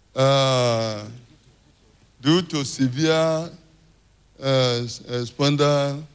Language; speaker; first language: English; non-native, local second language; Igbo